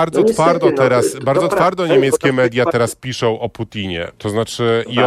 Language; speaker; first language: Polish; native; Polish